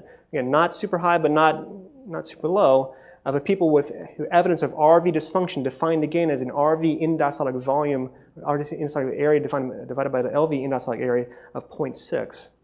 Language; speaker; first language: English; native; English